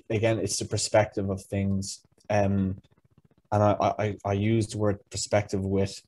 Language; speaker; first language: English; native; English